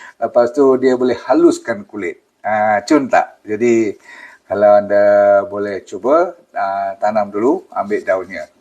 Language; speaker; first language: Malay; native; Malay